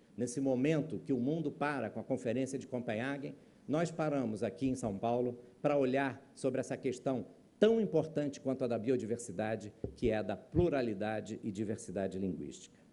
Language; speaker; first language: Portuguese; native; Portuguese